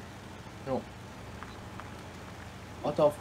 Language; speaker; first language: German; native; German